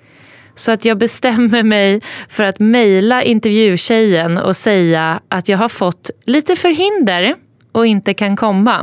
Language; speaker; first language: Swedish; native; Swedish